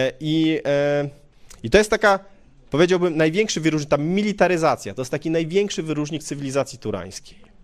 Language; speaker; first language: Polish; native; Polish